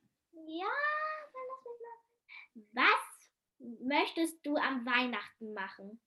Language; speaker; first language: German; early bilingual, heritage; German